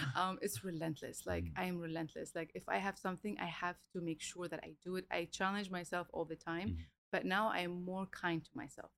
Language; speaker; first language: English; early bilingual, other home language; Arabic